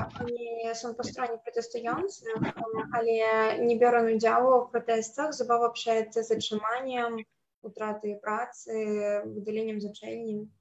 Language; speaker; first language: Polish; non-native, fluent; Russian